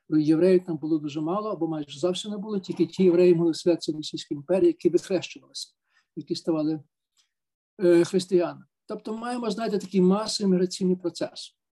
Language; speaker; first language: Ukrainian; native; Ukrainian